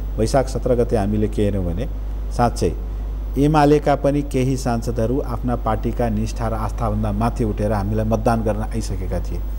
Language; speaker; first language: Nepali; non-native, local second language; Maithili